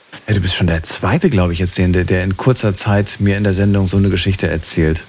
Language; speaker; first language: German; native; German